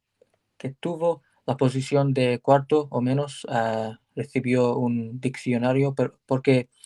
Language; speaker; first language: Spanish; non-native, learner; English